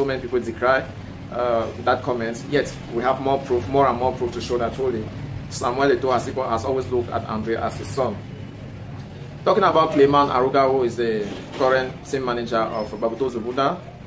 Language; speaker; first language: English; non-native, local second language; French